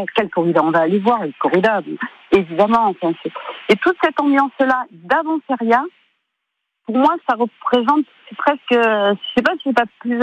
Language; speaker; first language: French; native; French